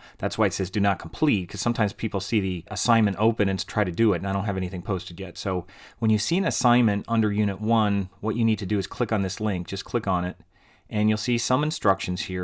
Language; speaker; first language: English; native; English